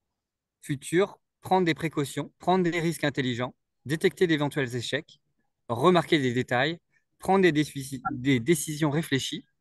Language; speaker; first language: French; native; French